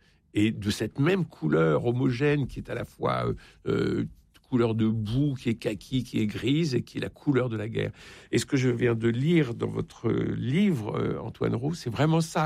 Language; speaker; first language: French; native; French